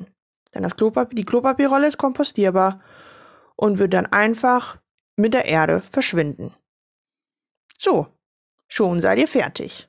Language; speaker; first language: German; native; German